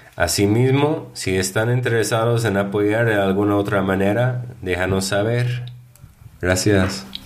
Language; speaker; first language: Spanish; non-native, fluent; English